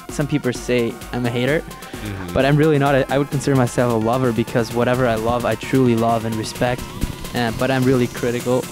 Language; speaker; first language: English; non-native, fluent; German